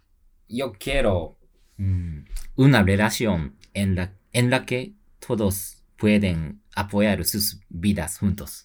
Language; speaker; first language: Spanish; non-native, learner; Japanese